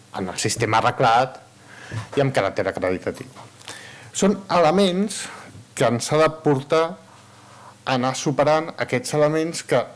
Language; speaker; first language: Catalan; early bilingual, other home language; Arabic